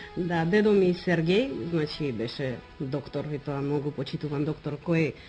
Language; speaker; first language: Macedonian; non-native, fluent; Armenian